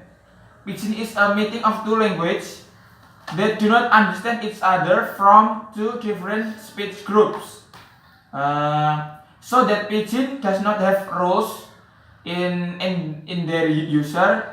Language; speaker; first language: English; non-native, learner; Javanese